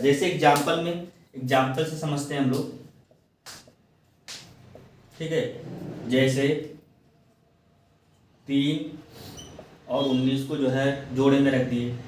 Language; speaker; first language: Hindi; native; Hindi